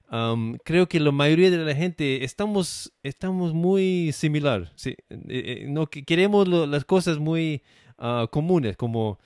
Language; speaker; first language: Spanish; non-native, fluent; English